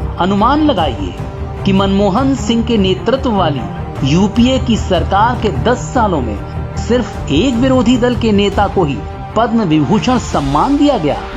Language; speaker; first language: Hindi; native; Hindi